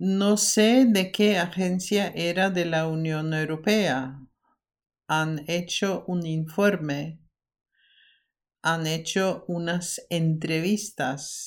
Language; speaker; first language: Spanish; non-native, fluent; Norwegian